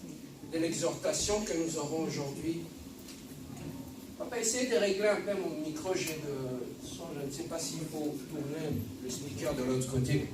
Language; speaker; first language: French; non-native, local second language; Lingala